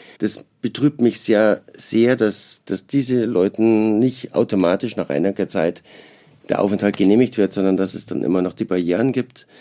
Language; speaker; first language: German; native; German